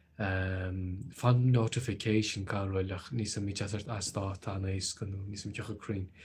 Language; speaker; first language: Irish; native; Irish